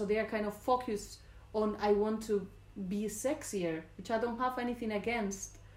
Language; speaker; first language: English; non-native, fluent; Spanish